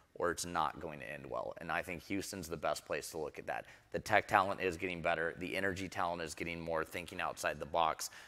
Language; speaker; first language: English; native; English